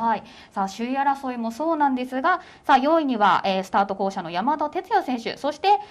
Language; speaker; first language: Japanese; native; Japanese